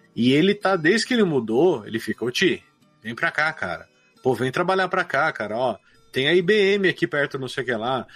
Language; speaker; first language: Portuguese; native; Portuguese